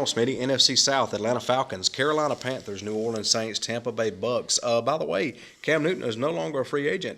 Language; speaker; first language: English; native; English